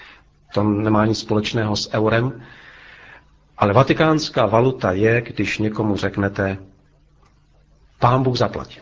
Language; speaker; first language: Czech; native; Czech